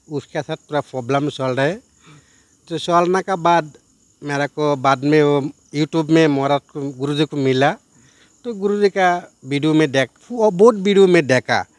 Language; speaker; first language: Hindi; non-native, learner; Bangla